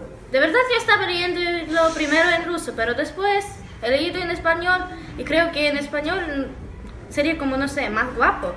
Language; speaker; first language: Spanish; non-native, learner; Russian